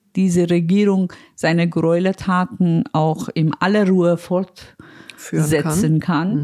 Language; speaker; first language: German; non-native, fluent; Persian